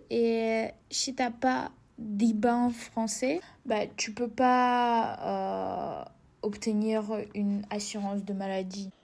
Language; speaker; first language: French; non-native, fluent; Russian